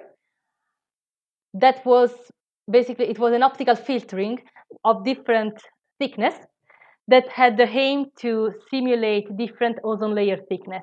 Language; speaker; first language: English; non-native, fluent; Italian